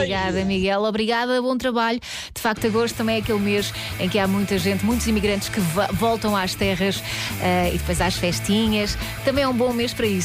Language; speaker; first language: Portuguese; native; Portuguese